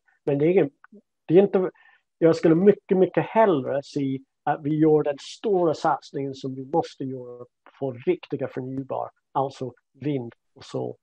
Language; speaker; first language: Swedish; non-native, fluent; English